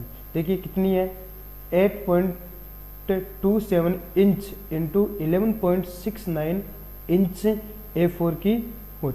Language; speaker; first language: Hindi; native; Hindi